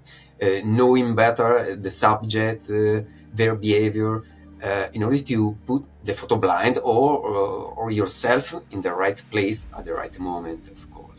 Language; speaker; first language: English; non-native, fluent; Italian